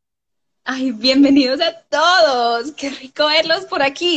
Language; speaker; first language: Spanish; non-native, fluent; English